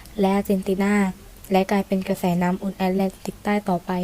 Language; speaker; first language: Thai; native; Thai